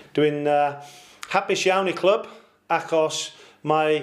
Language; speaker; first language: Welsh; non-native, local second language; English